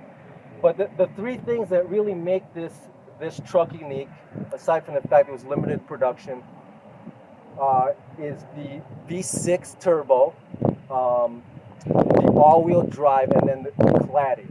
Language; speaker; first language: English; native; English